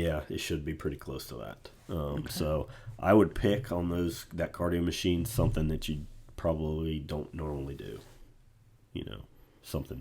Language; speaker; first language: English; native; English